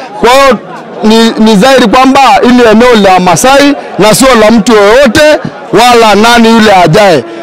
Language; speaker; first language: Swahili; non-native, local second language; Masai